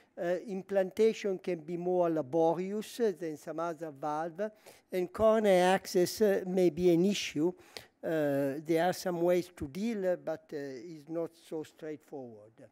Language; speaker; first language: English; non-native, fluent; Italian